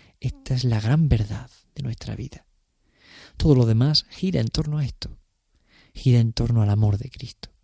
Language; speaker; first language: Spanish; native; Spanish